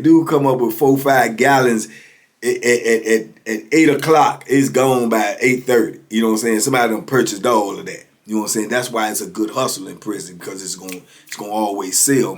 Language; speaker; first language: English; native; English